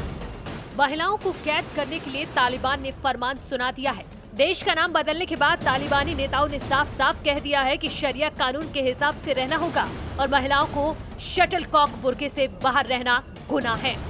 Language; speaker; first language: Hindi; native; Hindi